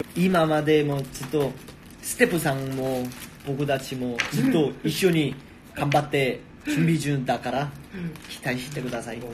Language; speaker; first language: Japanese; non-native, learner; Korean